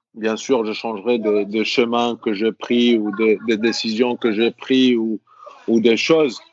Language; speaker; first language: French; non-native, fluent; Greek